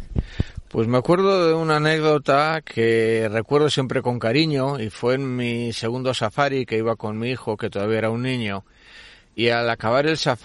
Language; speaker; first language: Spanish; native; Spanish